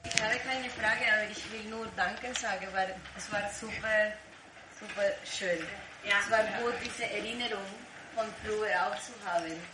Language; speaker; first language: German; non-native, fluent; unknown